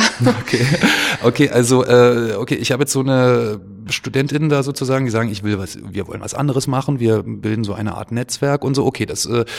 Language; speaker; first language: German; native; German